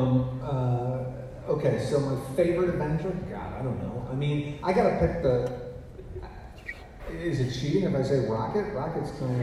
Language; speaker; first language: English; native; English